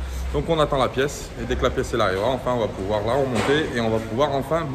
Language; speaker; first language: French; native; French